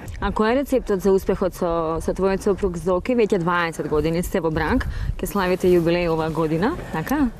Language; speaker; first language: Macedonian; native; Macedonian